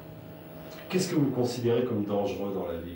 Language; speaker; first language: French; native; French